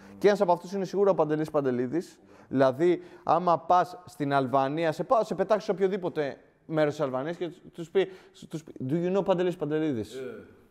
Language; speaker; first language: Greek; early bilingual, other home language; Albanian